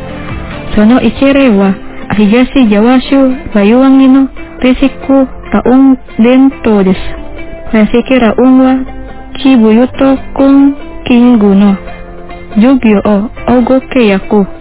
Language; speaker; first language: Japanese; non-native, fluent; Indonesian